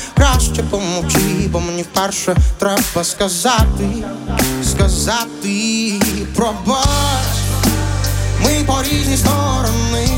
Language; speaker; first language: Ukrainian; native; Ukrainian